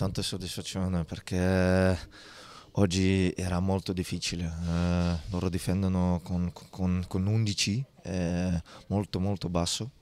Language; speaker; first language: Italian; non-native, learner; Dutch